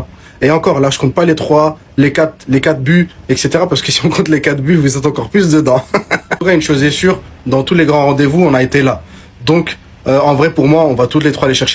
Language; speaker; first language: French; native; French